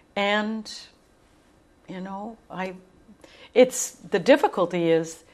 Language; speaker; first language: English; native; English